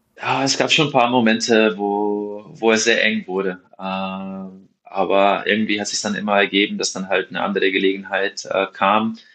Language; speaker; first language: German; non-native, fluent; Slovenian